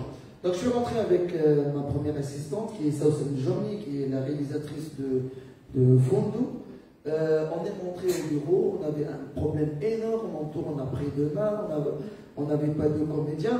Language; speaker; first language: French; non-native, local second language; Arabic